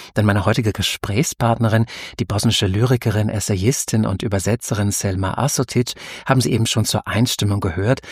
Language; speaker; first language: German; native; German